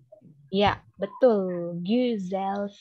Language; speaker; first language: Turkish; non-native, fluent; Indonesian